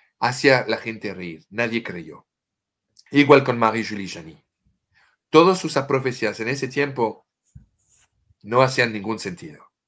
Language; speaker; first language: Spanish; non-native, fluent; French